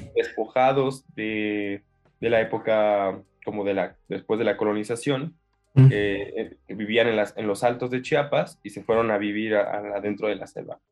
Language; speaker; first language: Spanish; native; Spanish